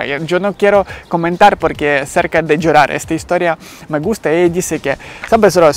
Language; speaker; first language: Spanish; non-native, learner; Ukrainian